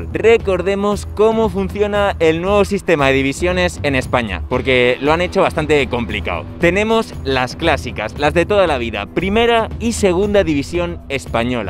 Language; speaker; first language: Spanish; native; Spanish